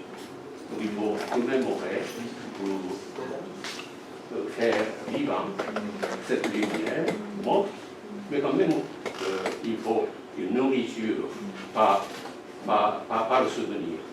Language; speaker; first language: French; non-native, fluent; Japanese